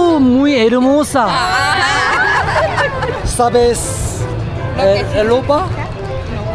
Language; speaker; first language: Spanish; non-native, learner; Korean